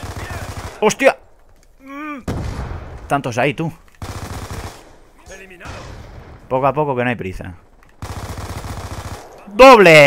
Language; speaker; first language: Spanish; native; Spanish